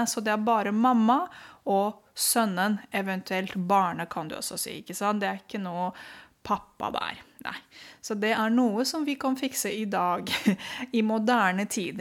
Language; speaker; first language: Norwegian; non-native, fluent; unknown